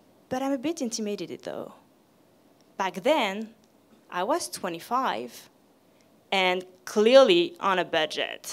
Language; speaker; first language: English; non-native, fluent; French